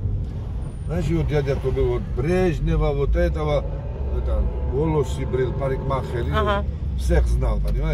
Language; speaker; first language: Russian; non-native, local second language; Georgian